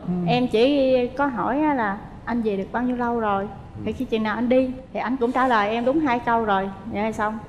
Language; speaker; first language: Vietnamese; native; Vietnamese